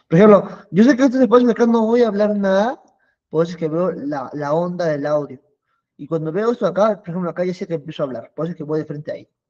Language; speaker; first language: Spanish; native; Spanish